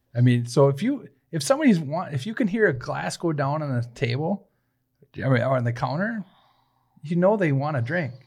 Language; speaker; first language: English; native; English